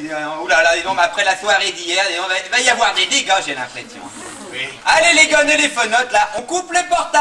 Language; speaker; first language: French; native; French